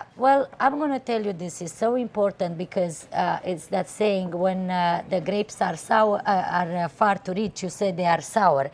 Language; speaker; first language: English; non-native, fluent; Romanian